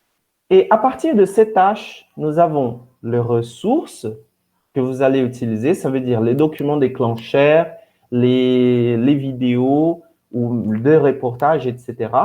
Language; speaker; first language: French; non-native, fluent; Portuguese